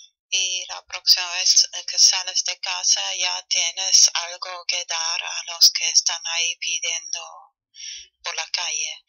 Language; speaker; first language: Spanish; non-native, fluent; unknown